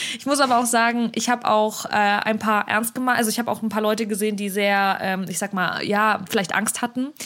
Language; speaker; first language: German; early bilingual, other home language; Russian